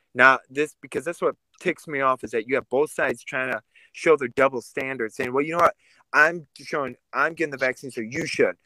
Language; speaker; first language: English; early bilingual, other home language; Russian